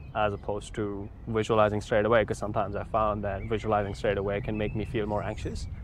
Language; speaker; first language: English; non-native, local second language; Hindi